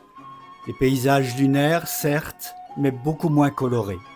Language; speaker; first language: French; native; French